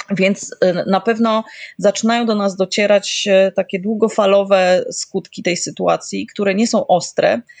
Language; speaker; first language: Polish; native; Polish